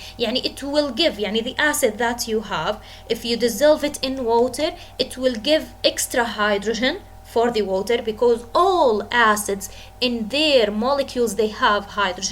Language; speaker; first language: English; non-native, fluent; Arabic